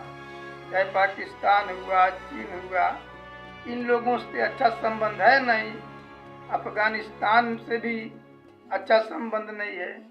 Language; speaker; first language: Hindi; native; Hindi